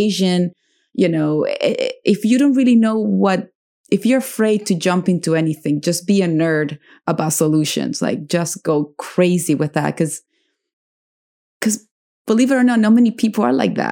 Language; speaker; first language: English; non-native, fluent; Spanish